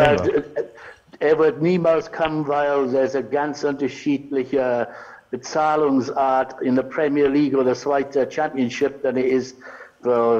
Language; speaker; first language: German; non-native, fluent; English